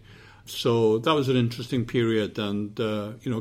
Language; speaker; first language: English; native; English